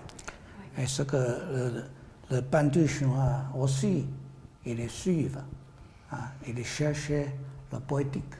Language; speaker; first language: French; non-native, learner; Chinese